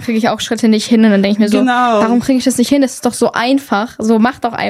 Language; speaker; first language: German; native; German